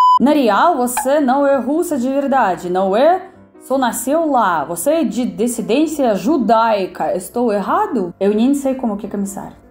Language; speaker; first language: Portuguese; non-native, fluent; Russian